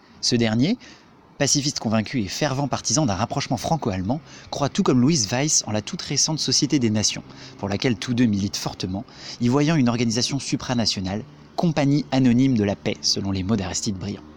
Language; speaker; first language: French; native; French